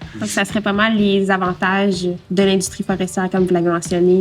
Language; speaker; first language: French; native; French